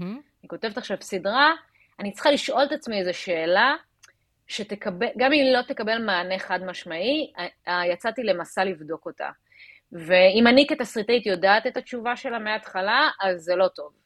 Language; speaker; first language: Hebrew; native; Hebrew